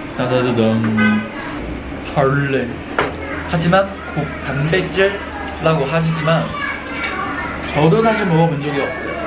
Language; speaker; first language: Korean; non-native, fluent; Chinese